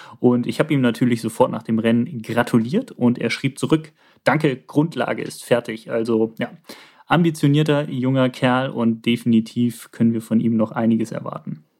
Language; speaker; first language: German; native; German